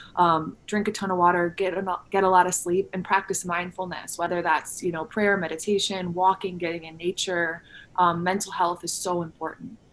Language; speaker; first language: English; native; English